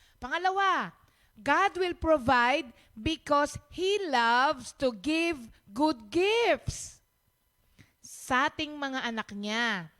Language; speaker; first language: Filipino; non-native, local second language; Pampanga